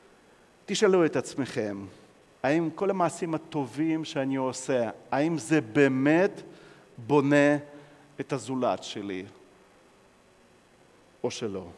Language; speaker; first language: Hebrew; non-native, fluent; Russian